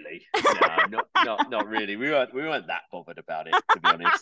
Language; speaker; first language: English; native; English